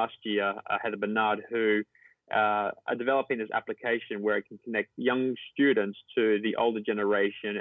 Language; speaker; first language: English; native; English